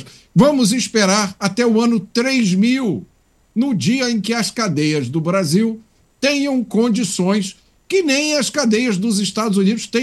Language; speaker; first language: Portuguese; native; Portuguese